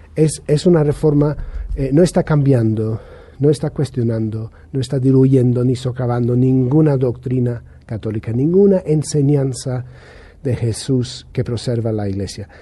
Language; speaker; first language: Spanish; non-native, fluent; English